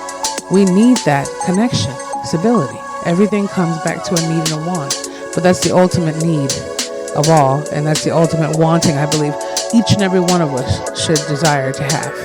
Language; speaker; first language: English; native; English